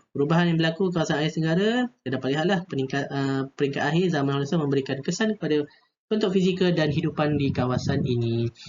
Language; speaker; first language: Malay; native; Malay